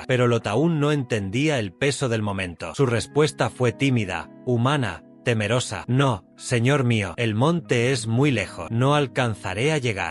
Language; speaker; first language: Spanish; native; Spanish